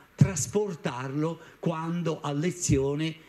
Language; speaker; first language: Italian; native; Italian